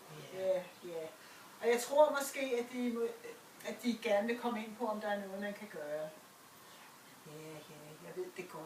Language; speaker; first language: Danish; native; Danish